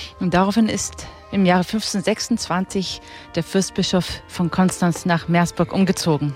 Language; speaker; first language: German; native; German